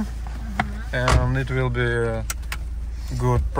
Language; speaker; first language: English; non-native, learner; Russian